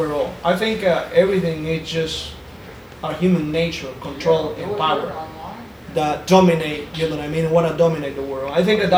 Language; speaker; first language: English; non-native, fluent; Spanish